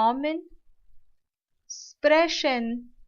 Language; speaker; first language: German; non-native, learner; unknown